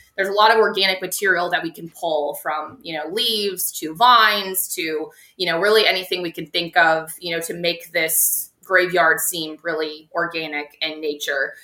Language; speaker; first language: English; native; English